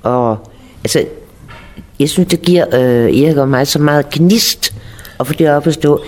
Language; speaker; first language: Danish; native; Danish